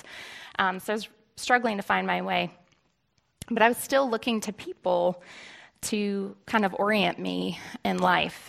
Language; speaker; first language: English; native; English